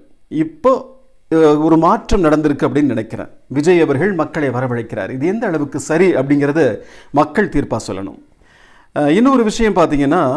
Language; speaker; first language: Tamil; native; Tamil